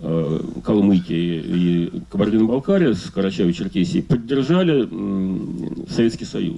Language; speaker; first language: Russian; native; Russian